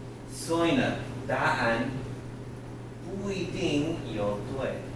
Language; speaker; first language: Chinese; non-native, learner; English